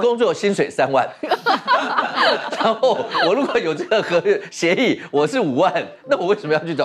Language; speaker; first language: Chinese; native; Chinese